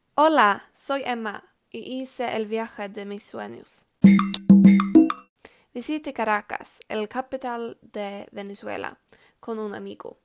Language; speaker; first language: Spanish; non-native, learner; Swedish